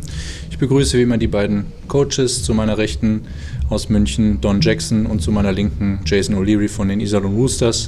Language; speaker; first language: German; native; German